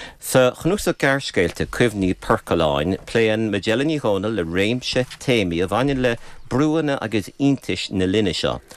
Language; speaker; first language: Irish; native; Irish